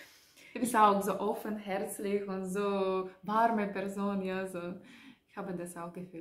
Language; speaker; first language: German; non-native, learner; Russian